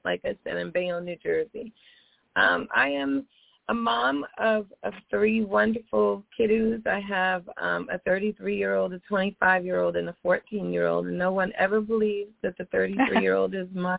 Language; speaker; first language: English; native; English